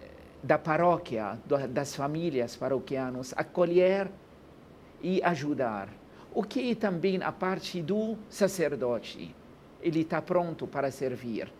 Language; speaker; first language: Portuguese; non-native, learner; Arabic